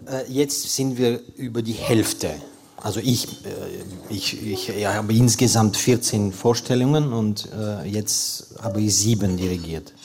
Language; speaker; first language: German; non-native, fluent; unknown